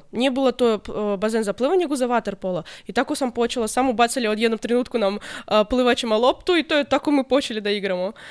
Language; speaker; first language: Serbian; non-native, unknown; Russian